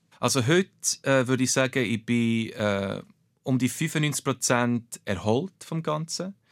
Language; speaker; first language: German; early bilingual, other home language; Portuguese